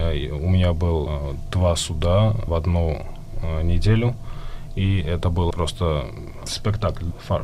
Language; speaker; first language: Russian; non-native, fluent; Georgian